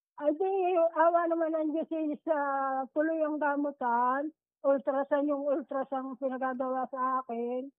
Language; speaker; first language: Filipino; native; Filipino